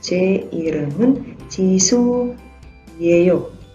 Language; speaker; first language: Korean; non-native, fluent; Indonesian